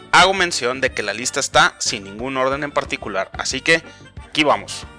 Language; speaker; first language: Spanish; native; Spanish